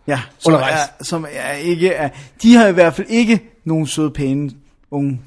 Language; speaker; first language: Danish; native; Danish